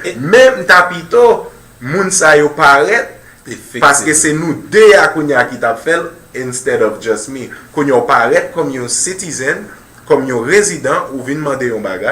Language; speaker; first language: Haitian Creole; early bilingual, heritage; Haitian Creole